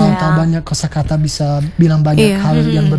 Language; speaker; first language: Indonesian; non-native, fluent; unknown